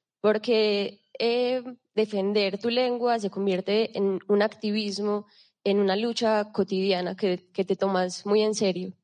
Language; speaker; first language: Spanish; native; Spanish